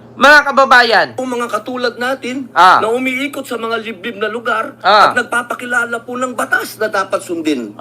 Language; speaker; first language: Filipino; native; Filipino